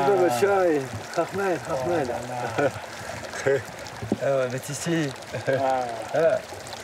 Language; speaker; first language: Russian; non-native, learner; French